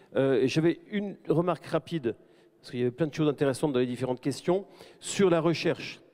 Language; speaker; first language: French; native; French